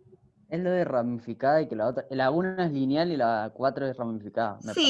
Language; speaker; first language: Spanish; native; Spanish